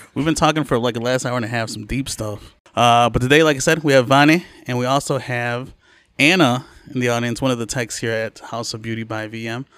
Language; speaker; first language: English; early bilingual, other home language; Spanish